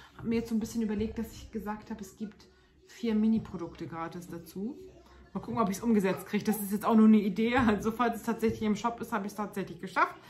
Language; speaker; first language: German; early bilingual, other home language; Turkish